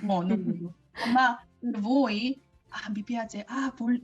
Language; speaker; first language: Italian; non-native, learner; Korean